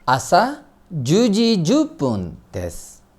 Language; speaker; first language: Japanese; non-native, fluent; Indonesian